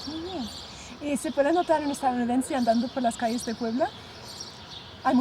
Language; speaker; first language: Spanish; non-native, fluent; English